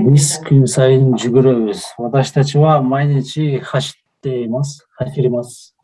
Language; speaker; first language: Japanese; non-native, fluent; Kyrgyz